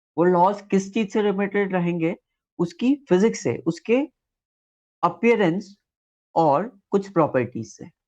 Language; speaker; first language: Hindi; native; Hindi